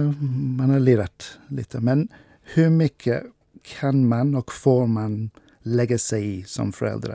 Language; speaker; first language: Swedish; non-native, fluent; English